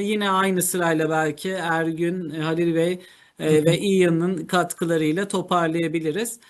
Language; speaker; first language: Turkish; native; Turkish